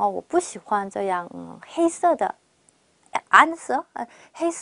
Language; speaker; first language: Chinese; non-native, fluent; Korean